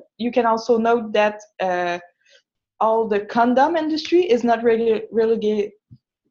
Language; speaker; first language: English; non-native, fluent; French